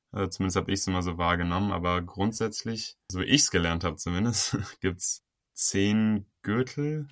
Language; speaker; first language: German; native; German